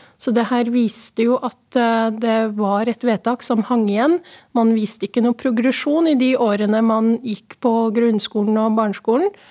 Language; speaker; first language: Norwegian; early bilingual, other home language; Somali